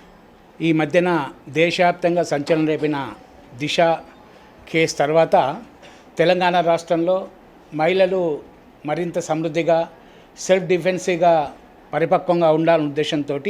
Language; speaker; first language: Telugu; native; Telugu